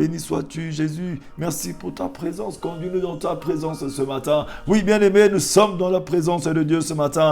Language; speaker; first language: French; non-native, local second language; Lingala